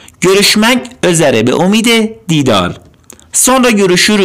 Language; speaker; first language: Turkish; non-native, fluent; Persian